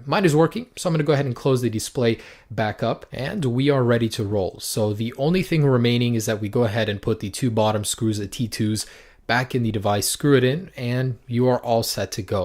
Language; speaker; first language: English; native; English